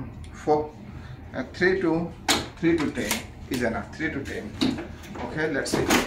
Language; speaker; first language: English; non-native, learner; Bangla